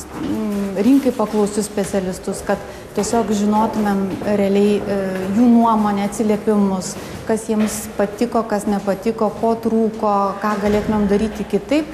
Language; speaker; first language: Lithuanian; native; Lithuanian